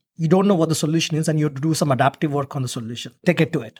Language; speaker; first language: English; non-native, local second language; Telugu